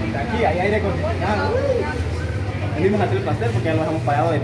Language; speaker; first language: Spanish; native; Spanish